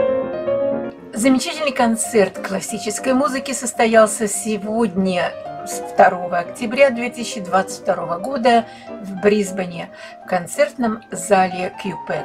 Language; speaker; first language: Russian; native; Russian